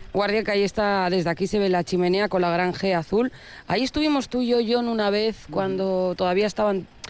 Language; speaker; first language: Spanish; native; Spanish